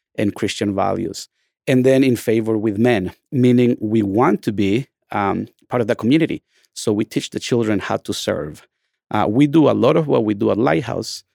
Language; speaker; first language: English; non-native, fluent; Spanish